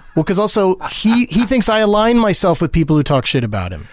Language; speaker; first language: English; native; English